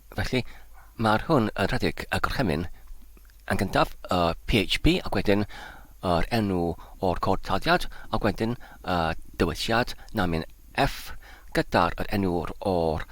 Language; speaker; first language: Welsh; non-native, learner; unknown